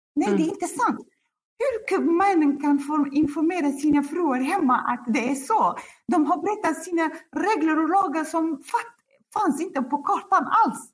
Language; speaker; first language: Swedish; non-native, fluent; Arabic